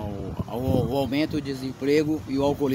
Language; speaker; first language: Portuguese; native; Portuguese